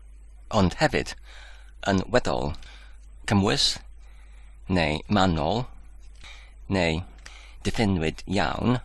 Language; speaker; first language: Welsh; non-native, learner; Polish